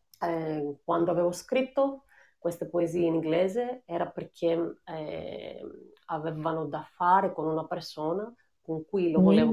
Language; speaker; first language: Italian; non-native, fluent; Greek